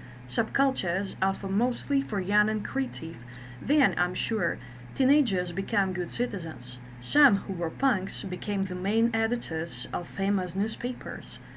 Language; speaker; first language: English; non-native, fluent; Russian